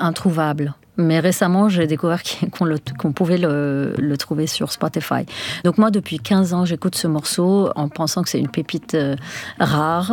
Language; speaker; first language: French; non-native, local second language; Arabic